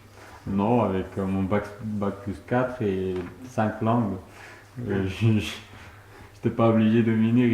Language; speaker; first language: French; non-native, fluent; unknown